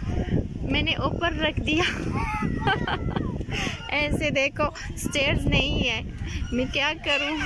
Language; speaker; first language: Hindi; non-native, learner; Arabic